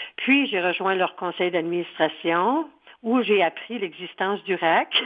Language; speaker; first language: French; native; French